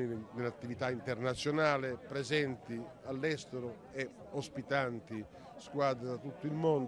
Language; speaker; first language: Italian; native; Italian